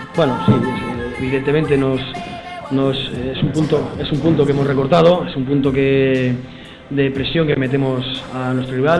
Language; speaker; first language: Spanish; native; Spanish